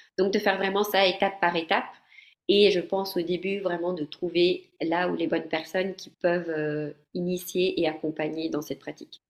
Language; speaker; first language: French; non-native, fluent; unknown